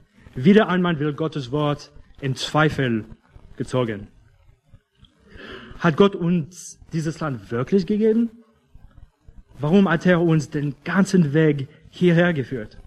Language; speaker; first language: German; non-native, fluent; English